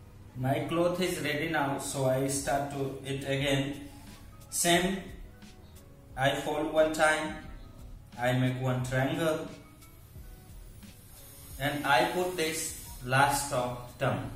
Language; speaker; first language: English; non-native, learner; Hindi